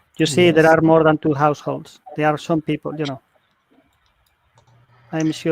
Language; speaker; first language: English; non-native, fluent; Italian